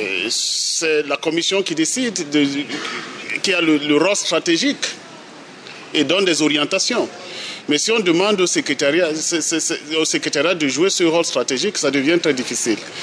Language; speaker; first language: French; native; French